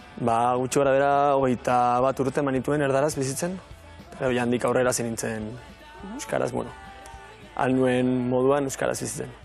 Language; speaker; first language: Basque; non-native, local second language; Spanish